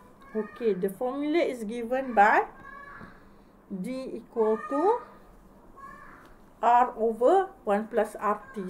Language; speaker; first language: English; non-native, local second language; Malay